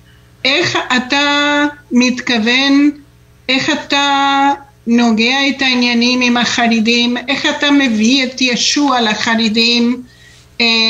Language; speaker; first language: Hebrew; non-native, fluent; Spanish